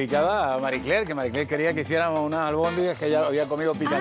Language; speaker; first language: Spanish; native; Spanish